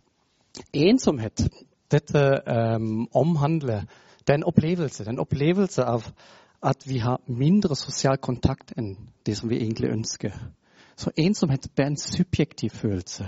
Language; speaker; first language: Norwegian; non-native, fluent; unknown